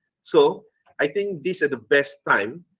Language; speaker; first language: English; non-native, fluent; Malay